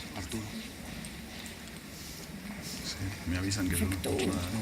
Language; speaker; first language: Spanish; native; Spanish